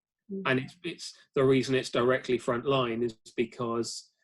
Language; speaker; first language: English; native; English